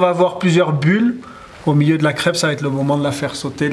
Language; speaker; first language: French; native; French